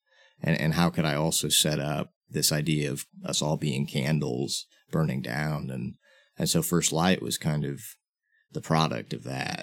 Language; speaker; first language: English; native; English